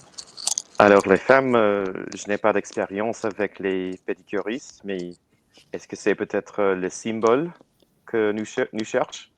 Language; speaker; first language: French; non-native, learner; English